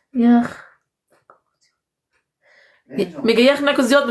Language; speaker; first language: Persian; native; Persian